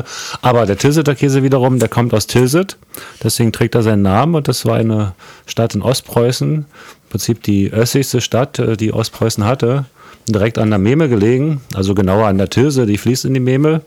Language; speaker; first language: German; native; German